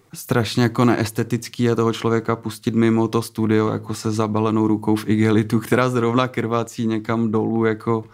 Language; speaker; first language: Czech; native; Czech